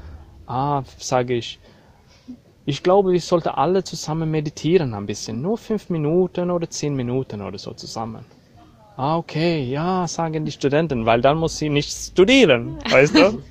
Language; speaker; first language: German; non-native, learner; Swedish